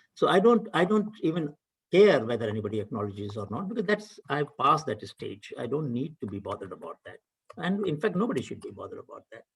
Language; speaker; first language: English; non-native, local second language; Hindi